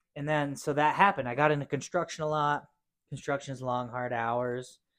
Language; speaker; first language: English; native; English